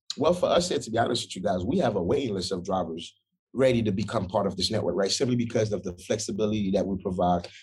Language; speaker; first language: English; early bilingual, other home language; Haitian Creole